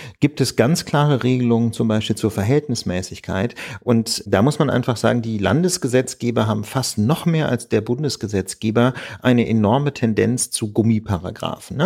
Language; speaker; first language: German; native; German